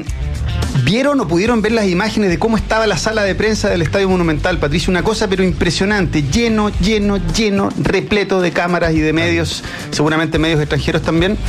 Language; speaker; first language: Spanish; native; Spanish